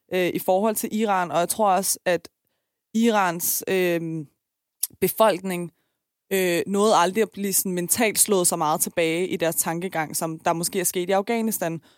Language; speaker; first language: Danish; early bilingual, other home language; Persian